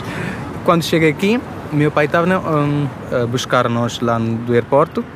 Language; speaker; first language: Portuguese; non-native, fluent; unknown